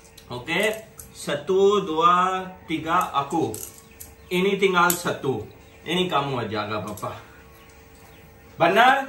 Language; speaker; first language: Indonesian; non-native, learner; Urdu